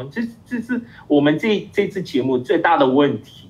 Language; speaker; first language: Chinese; non-native, fluent; Japanese